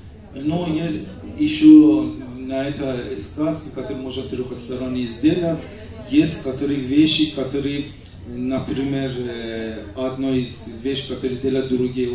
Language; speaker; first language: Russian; non-native, learner; Persian